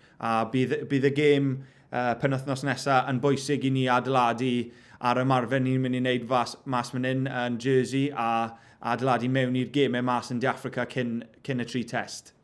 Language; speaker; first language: Welsh; non-native, local second language; English